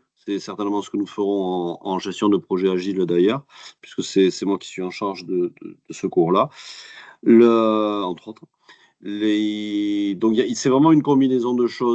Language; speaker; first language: French; native; French